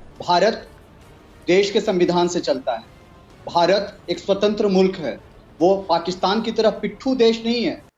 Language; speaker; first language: Hindi; native; Hindi